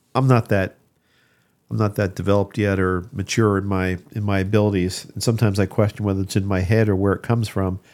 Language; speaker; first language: English; native; English